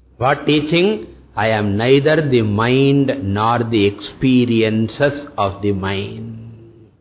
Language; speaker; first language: English; non-native, local second language; Tamil